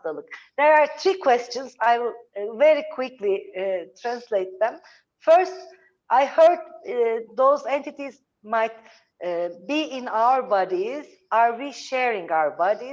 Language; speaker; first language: English; non-native, learner; Turkish